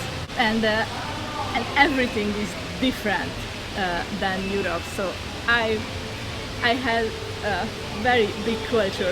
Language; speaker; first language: English; non-native, learner; Hungarian